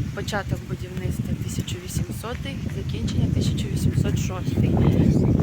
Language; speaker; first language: Ukrainian; non-native, local second language; Russian